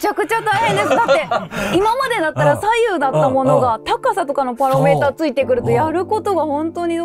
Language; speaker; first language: Japanese; native; Japanese